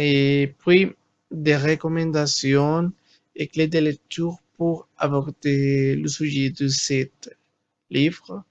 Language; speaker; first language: French; non-native, learner; Spanish